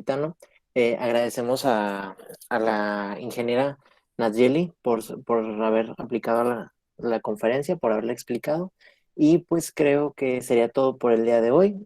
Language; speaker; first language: Spanish; native; Spanish